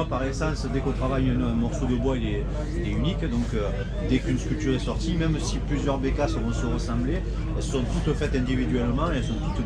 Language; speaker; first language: French; native; French